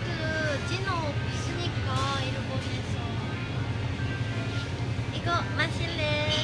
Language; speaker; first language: Korean; non-native, learner; Japanese